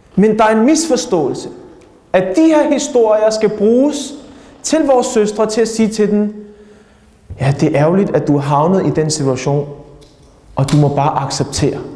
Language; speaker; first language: Danish; early bilingual, other home language; Urdu